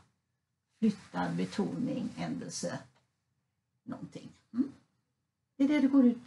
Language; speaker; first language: Swedish; native; Swedish